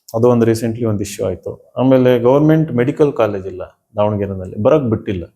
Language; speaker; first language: Kannada; native; Kannada